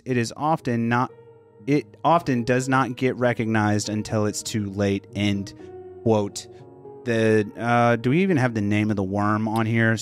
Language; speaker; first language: English; native; English